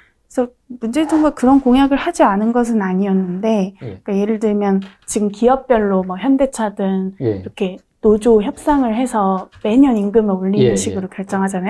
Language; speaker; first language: Korean; native; Korean